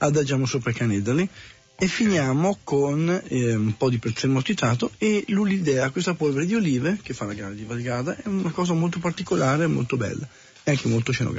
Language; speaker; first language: Italian; native; Italian